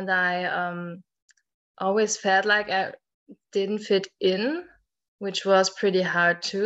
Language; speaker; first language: English; non-native, fluent; German